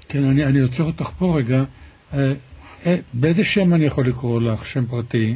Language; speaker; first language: Hebrew; native; Hebrew